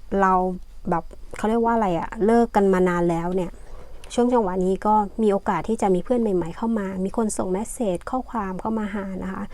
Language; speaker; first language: Thai; native; Thai